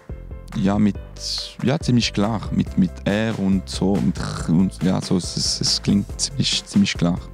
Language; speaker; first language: German; non-native, local second language; French